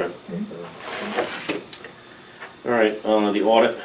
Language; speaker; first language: English; native; English